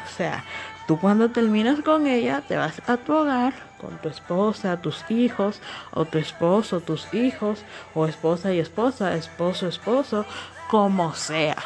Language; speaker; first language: Spanish; native; Spanish